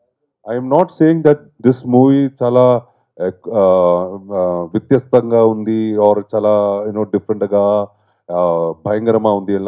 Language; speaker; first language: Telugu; non-native, learner; Tamil